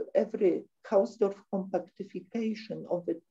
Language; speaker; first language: English; non-native, fluent; Polish